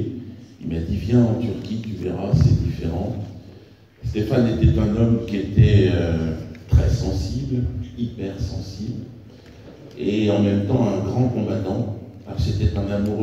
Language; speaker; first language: French; native; French